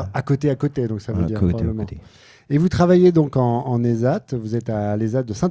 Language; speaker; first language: French; native; French